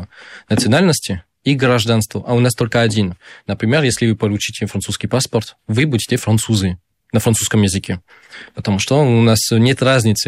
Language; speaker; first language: Russian; non-native, fluent; French